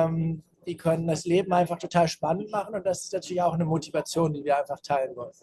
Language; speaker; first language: German; native; German